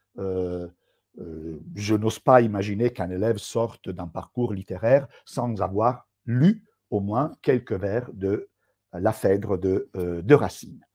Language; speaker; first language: French; non-native, fluent; Italian